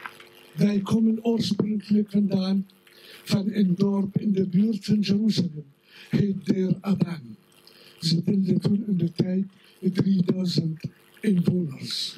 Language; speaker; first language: Dutch; non-native, fluent; Arabic